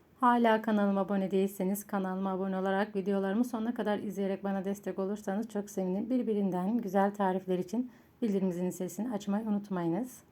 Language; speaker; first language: Turkish; native; Turkish